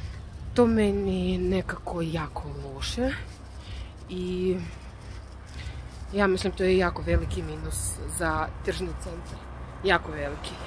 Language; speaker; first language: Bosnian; non-native, learner; Russian